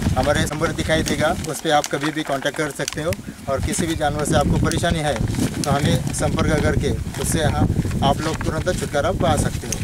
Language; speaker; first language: Hindi; non-native, local second language; Marathi